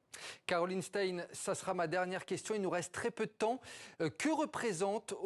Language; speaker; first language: French; native; French